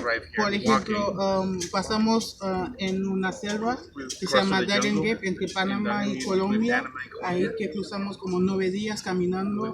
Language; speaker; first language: Spanish; non-native, fluent; Haitian Creole